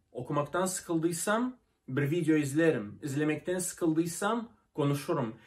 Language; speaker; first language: Turkish; non-native, fluent; Russian